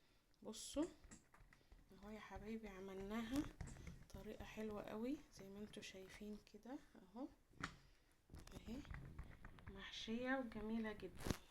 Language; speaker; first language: Arabic; native; Arabic